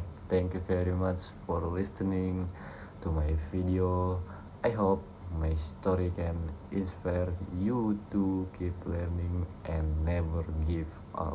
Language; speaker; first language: English; non-native, learner; Indonesian